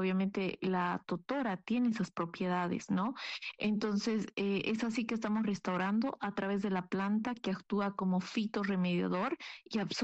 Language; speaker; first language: Spanish; non-native, local second language; Aymara